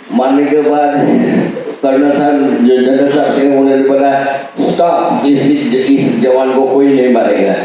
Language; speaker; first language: Hindi; non-native, local second language; Marathi